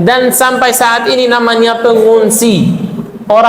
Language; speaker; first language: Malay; non-native, fluent; Arabic